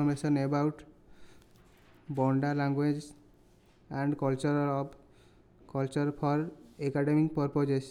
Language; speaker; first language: English; non-native, local second language; Odia